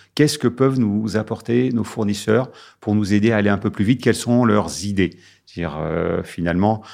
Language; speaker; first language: French; native; French